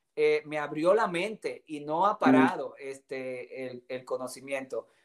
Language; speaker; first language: Spanish; native; Spanish